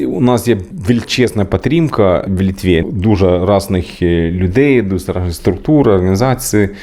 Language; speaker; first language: Ukrainian; non-native, learner; Swedish